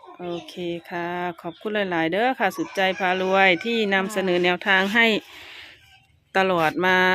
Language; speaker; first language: Thai; native; Thai